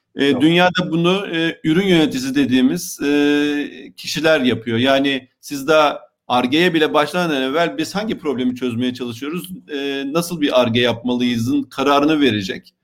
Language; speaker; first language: Turkish; native; Turkish